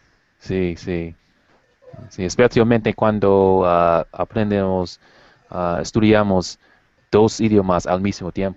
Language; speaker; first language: Spanish; non-native, learner; English